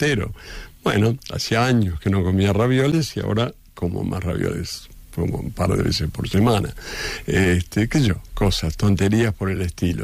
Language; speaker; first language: Spanish; native; Spanish